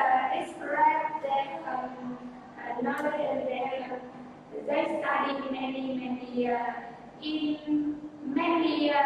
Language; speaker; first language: English; non-native, learner; Vietnamese